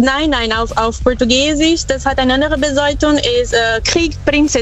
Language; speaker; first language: German; non-native, fluent; Portuguese